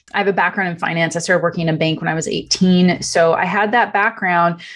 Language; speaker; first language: English; non-native, fluent; Italian